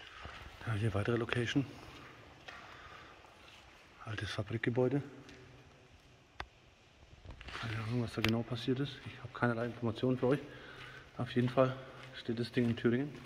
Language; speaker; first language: German; native; German